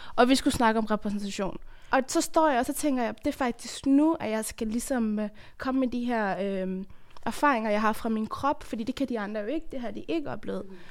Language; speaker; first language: Danish; early bilingual, other home language; Persian